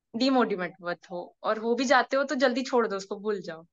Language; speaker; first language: Hindi; non-native, local second language; Marathi